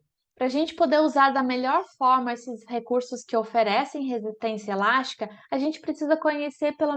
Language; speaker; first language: Portuguese; native; Portuguese